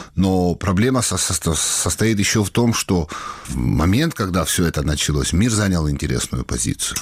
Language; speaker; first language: Russian; non-native, local second language; Georgian